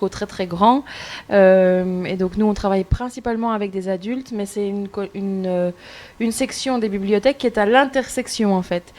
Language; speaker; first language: French; native; French